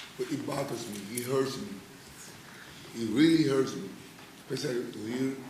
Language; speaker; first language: English; non-native, fluent; Spanish